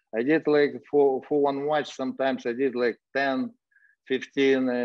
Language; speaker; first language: English; non-native, fluent; Russian